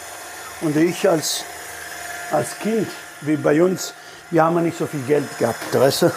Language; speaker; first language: German; non-native, learner; Italian